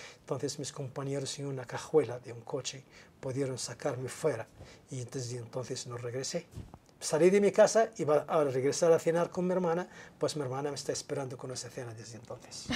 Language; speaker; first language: Spanish; non-native, local second language; Arabic